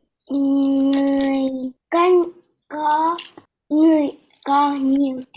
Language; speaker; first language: Vietnamese; early bilingual, heritage; Vietnamese